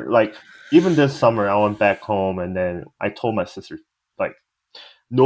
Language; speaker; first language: English; native; English